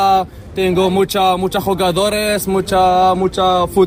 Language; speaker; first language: Spanish; non-native, learner; Arabic